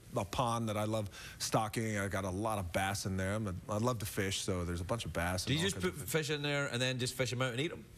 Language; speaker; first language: English; native; English